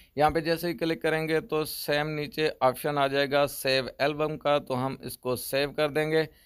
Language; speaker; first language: Urdu; native; Urdu